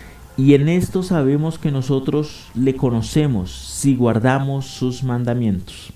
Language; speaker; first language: Spanish; native; Spanish